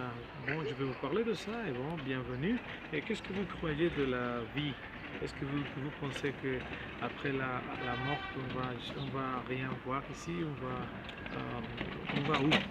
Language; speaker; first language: French; non-native, learner; Spanish